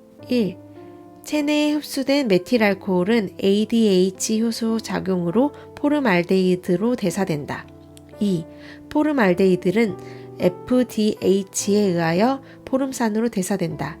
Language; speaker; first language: Korean; native; Korean